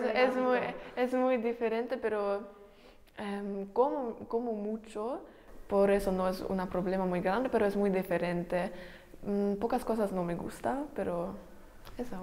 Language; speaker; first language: Spanish; non-native, learner; German